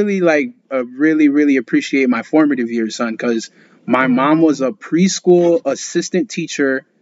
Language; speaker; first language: English; early bilingual, other home language; Spanish